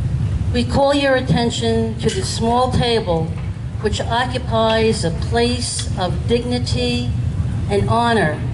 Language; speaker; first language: English; native; English